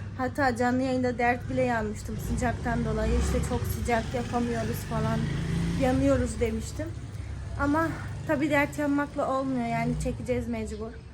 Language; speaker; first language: Turkish; native; Turkish